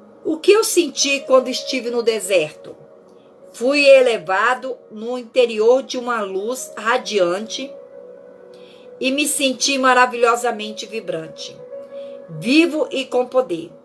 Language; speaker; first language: Portuguese; native; Portuguese